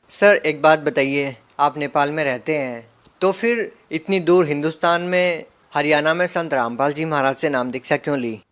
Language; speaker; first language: Hindi; native; Hindi